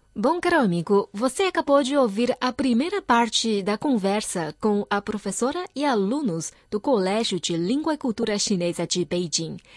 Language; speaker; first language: Portuguese; non-native, fluent; Chinese